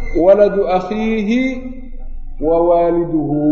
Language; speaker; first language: Arabic; non-native, local second language; Somali